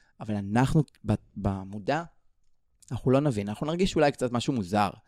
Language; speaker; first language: Hebrew; native; Hebrew